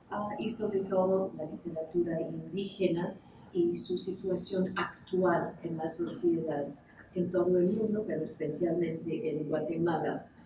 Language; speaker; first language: Spanish; non-native, fluent; English